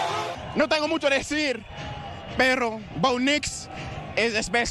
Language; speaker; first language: Spanish; non-native, learner; English